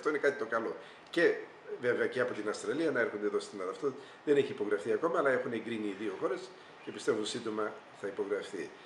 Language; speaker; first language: Greek; early bilingual, heritage; Greek